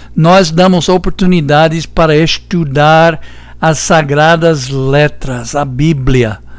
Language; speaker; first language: Portuguese; non-native, fluent; English